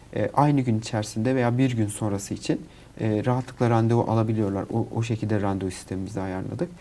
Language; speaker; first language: Turkish; native; Turkish